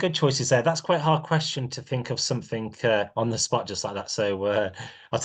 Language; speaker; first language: English; native; English